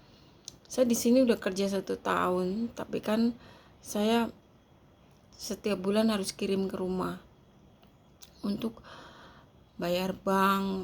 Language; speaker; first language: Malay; non-native, local second language; Javanese